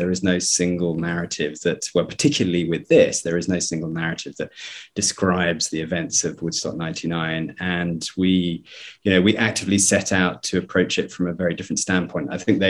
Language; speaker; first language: English; native; English